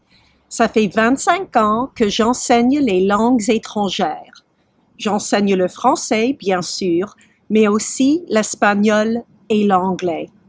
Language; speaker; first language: French; early bilingual, heritage; French